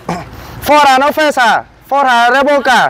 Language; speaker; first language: Portuguese; non-native, learner; Vietnamese